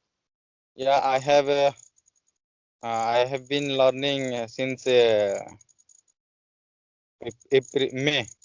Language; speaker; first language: English; non-native, learner; Odia